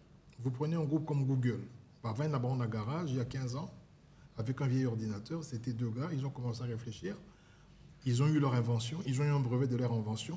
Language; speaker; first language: French; non-native, local second language; Lingala